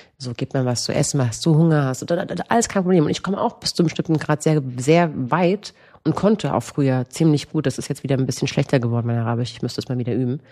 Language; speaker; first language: German; native; German